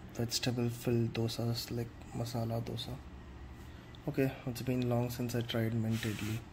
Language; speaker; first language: English; non-native, local second language; Tamil